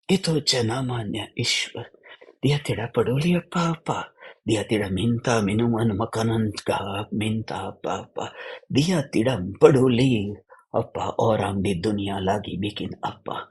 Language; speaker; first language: Indonesian; non-native, fluent; Hindi